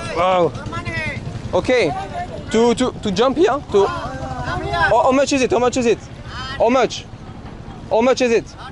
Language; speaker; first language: English; non-native, learner; French